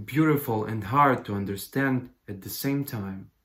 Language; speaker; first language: English; non-native, fluent; Ukrainian